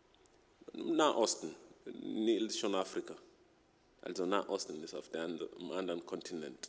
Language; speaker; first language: German; non-native, fluent; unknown